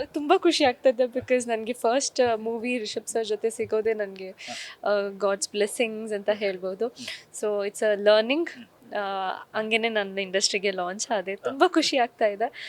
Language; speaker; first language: Kannada; non-native, local second language; Kodava